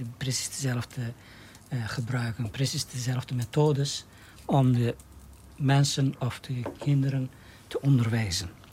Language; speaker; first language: Dutch; non-native, fluent; Turkish